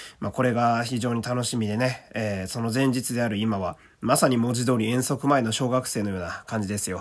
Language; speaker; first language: Japanese; native; Japanese